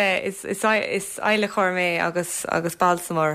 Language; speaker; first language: Irish; non-native, local second language; English